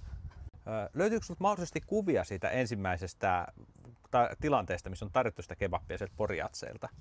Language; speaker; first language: Finnish; native; Finnish